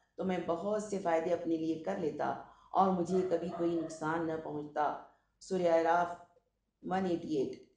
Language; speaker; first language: Urdu; native; Urdu